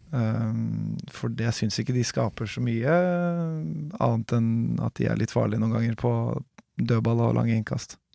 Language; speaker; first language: Norwegian; native; Norwegian